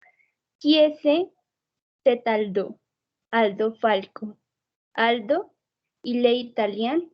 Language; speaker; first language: French; non-native, fluent; Spanish